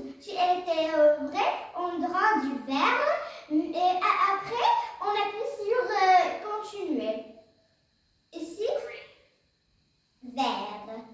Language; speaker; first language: French; non-native, learner; Arabic